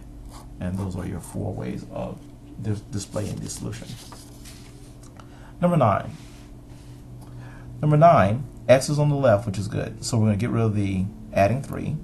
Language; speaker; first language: English; native; English